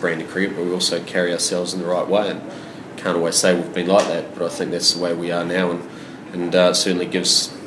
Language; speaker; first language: English; native; English